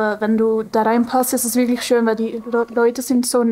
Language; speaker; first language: German; non-native, fluent; Dutch